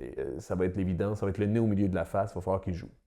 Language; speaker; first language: French; native; French